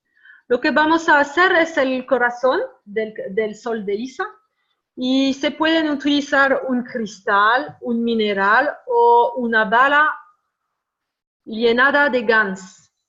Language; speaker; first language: Spanish; non-native, fluent; French